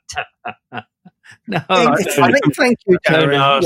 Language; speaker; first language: English; native; English